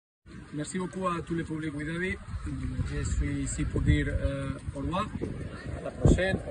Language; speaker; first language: French; non-native, learner; Spanish